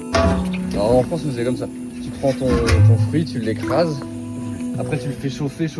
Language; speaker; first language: French; native; French